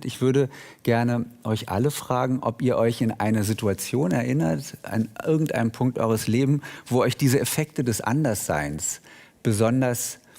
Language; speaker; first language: German; native; German